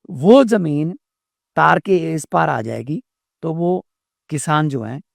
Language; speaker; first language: Hindi; non-native, local second language; Punjabi